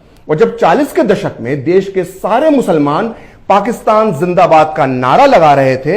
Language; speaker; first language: Hindi; native; Hindi